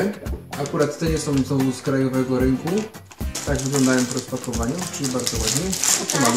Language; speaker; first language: Polish; native; Polish